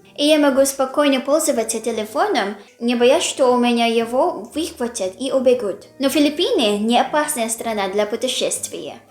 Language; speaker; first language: Russian; non-native, fluent; Filipino